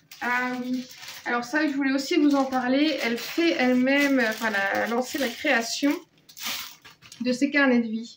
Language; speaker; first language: French; native; French